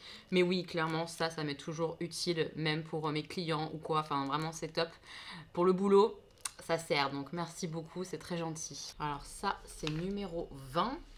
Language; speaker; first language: French; native; French